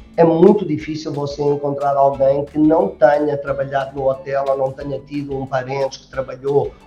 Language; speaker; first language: Portuguese; native; Portuguese